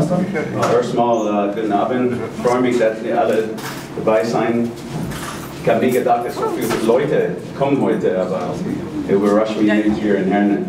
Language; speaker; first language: German; non-native, fluent; English